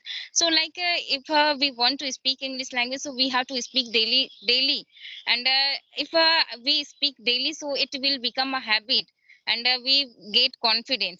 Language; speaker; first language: English; non-native, learner; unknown